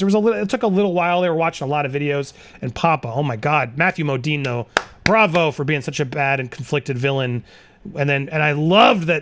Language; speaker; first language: English; native; English